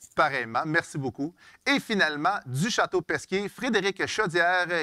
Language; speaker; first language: French; native; French